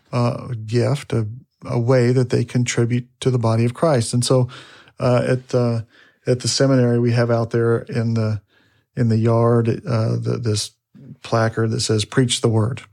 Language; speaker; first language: English; native; English